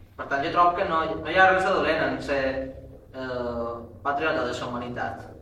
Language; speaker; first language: Catalan; native; Catalan